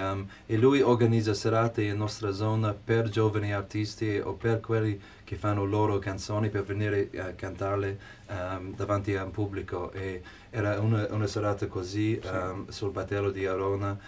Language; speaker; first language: Italian; non-native, fluent; English